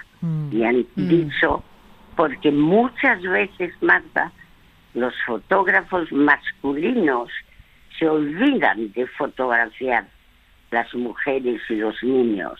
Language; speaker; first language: Spanish; early bilingual, other home language; French